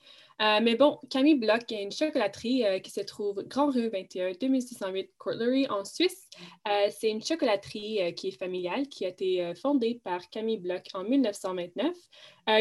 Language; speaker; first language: French; non-native, fluent; English